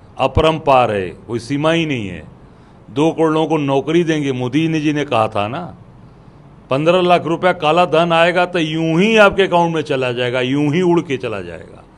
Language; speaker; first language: Hindi; native; Hindi